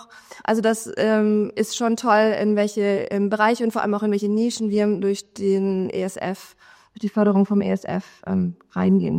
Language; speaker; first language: German; native; German